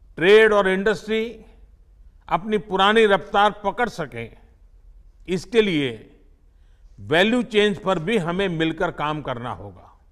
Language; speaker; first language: Hindi; non-native, local second language; Gujarati